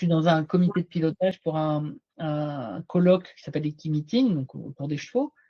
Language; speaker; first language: French; native; French